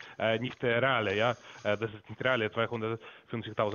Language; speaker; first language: German; non-native, learner; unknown